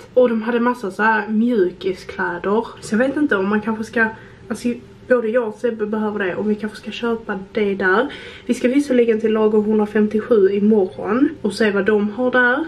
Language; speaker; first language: Swedish; native; Swedish